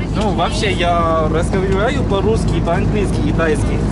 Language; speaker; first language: Russian; non-native, fluent; Thai